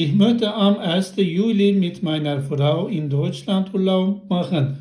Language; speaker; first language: German; non-native, fluent; Turkish